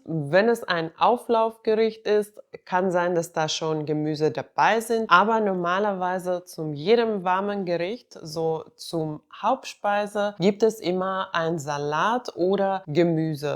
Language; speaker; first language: German; non-native, fluent; Finnish